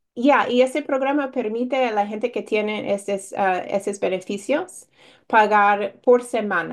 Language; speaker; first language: Spanish; non-native, fluent; English